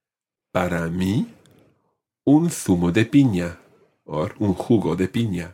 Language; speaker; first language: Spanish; non-native, fluent; English